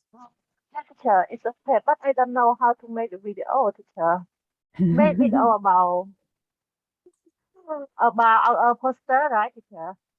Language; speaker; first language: English; non-native, learner; Khmer